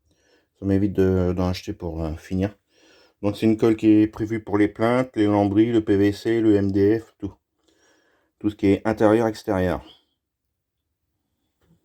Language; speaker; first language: French; native; French